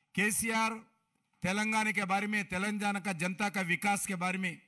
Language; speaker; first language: Hindi; non-native, local second language; Telugu